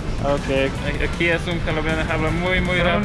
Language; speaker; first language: Spanish; non-native, learner; English